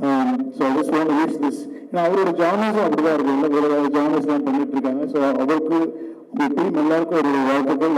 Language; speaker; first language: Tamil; native; Tamil